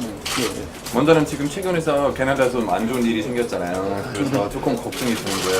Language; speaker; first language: Korean; non-native, fluent; German